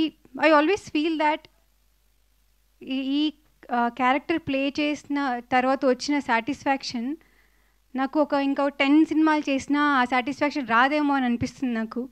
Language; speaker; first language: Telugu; non-native, fluent; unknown